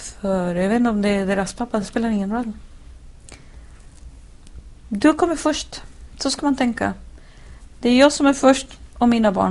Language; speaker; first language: Swedish; non-native, fluent; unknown